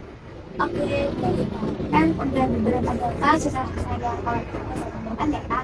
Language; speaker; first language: Indonesian; native; Indonesian